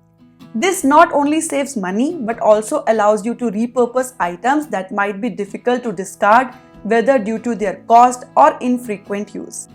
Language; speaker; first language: English; non-native, local second language; Hindi